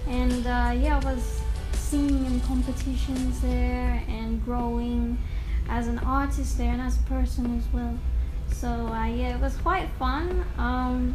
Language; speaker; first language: English; native; English